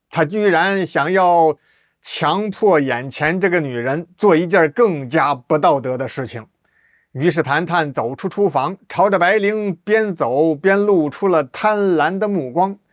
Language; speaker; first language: Chinese; native; Chinese